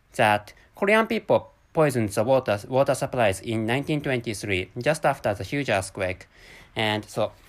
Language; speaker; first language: English; non-native, learner; Japanese